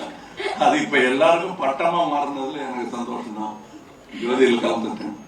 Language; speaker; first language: Tamil; native; Tamil